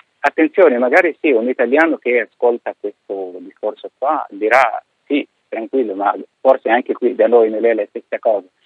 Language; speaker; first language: Italian; non-native, fluent; Arabic